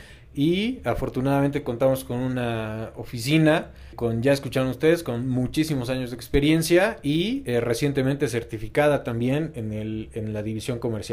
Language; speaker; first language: Spanish; native; Spanish